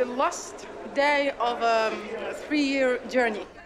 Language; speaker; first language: English; non-native, fluent; Arabic